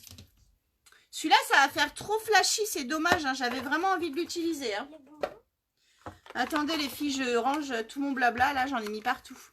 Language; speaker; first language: French; native; French